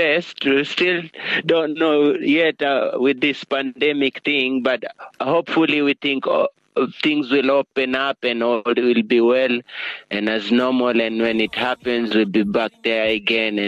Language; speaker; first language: English; non-native, local second language; Giryama